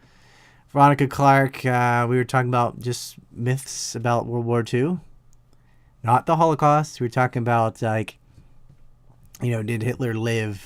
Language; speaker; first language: English; native; English